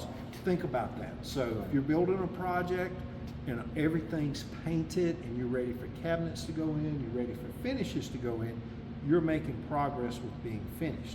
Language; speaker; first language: English; native; English